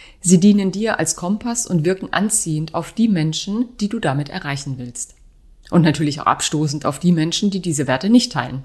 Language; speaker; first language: German; native; German